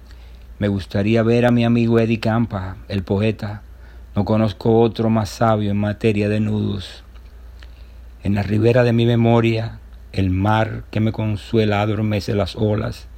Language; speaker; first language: Spanish; native; Spanish